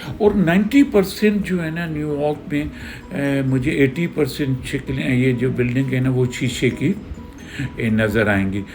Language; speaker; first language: Urdu; non-native, local second language; Sindhi